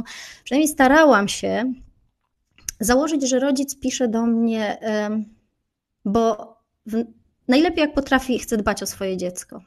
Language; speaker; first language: Polish; native; Polish